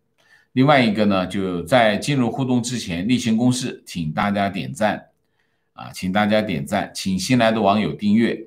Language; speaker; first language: Chinese; native; Chinese